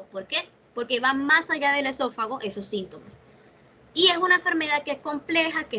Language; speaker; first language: Spanish; native; Spanish